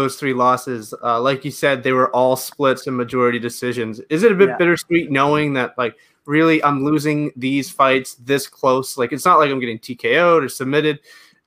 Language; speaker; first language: English; native; English